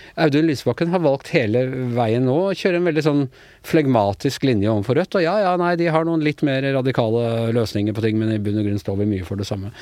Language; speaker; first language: Norwegian; native; Norwegian